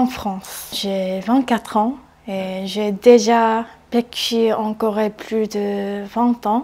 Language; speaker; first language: French; non-native, learner; Korean